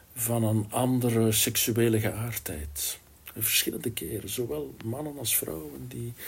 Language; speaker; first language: Dutch; native; Dutch